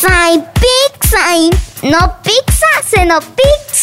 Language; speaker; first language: Italian; early bilingual, other home language; Spanish